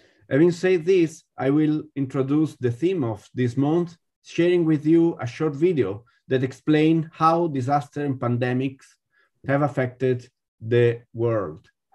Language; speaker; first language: English; non-native, fluent; Spanish